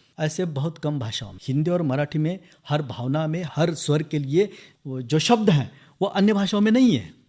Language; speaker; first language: Hindi; non-native, local second language; Marathi